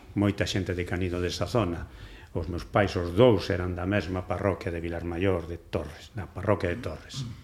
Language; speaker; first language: Galician; non-native, local second language; Spanish